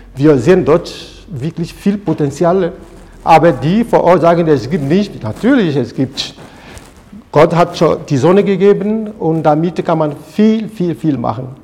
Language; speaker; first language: German; non-native, fluent; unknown